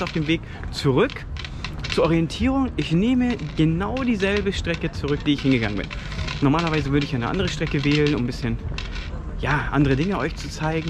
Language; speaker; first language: German; native; German